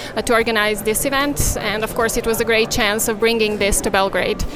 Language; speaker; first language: English; non-native, fluent; Serbian